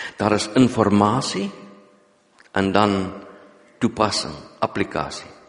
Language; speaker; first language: Afrikaans; non-native, local second language; English